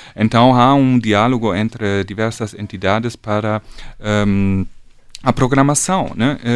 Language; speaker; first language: Portuguese; non-native, fluent; German